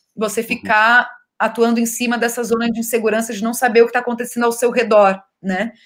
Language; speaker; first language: Portuguese; native; Portuguese